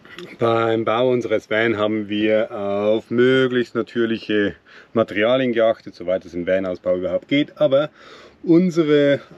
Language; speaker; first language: German; native; German